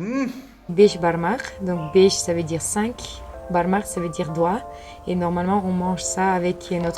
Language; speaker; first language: French; non-native, learner; Kyrgyz